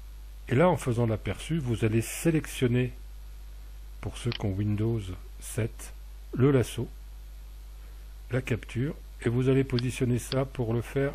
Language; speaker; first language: French; native; French